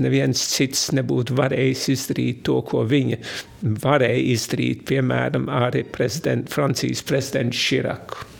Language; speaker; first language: Latvian; early bilingual, heritage; Latvian